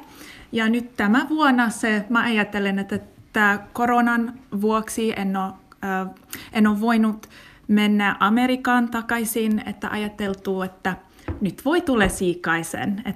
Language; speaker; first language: Finnish; non-native, learner; English